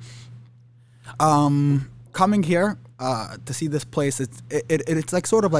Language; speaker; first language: English; early bilingual, other home language; Yiddish